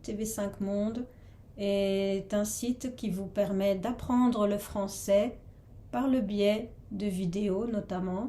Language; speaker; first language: French; non-native, fluent; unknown